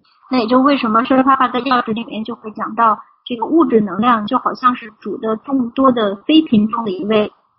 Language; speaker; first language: Chinese; native; Chinese